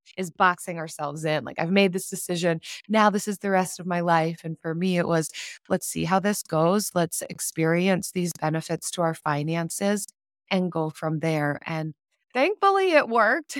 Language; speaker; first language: English; native; English